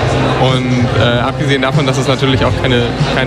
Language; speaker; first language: German; native; German